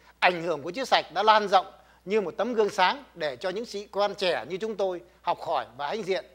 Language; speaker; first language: Vietnamese; native; Vietnamese